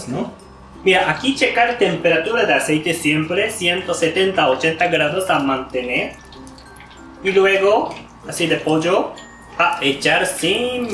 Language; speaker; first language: Spanish; non-native, learner; Japanese